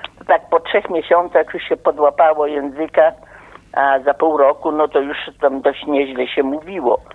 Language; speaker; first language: Polish; native; Polish